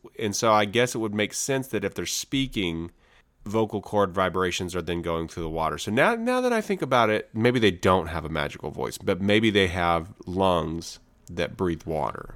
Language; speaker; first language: English; native; English